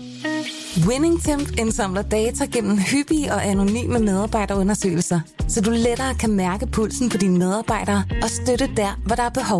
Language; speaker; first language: Danish; native; Danish